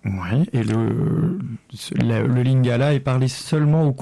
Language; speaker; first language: French; native; French